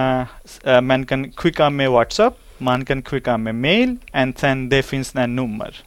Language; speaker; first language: Swedish; non-native, learner; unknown